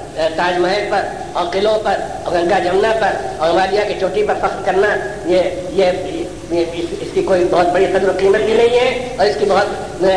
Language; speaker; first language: Urdu; native; Urdu